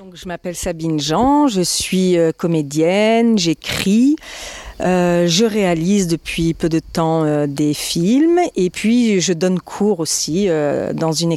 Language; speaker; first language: French; native; French